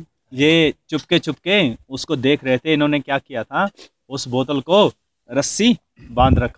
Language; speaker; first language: Hindi; native; Hindi